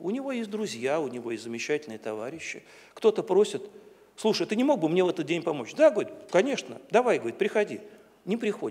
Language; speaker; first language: Russian; native; Russian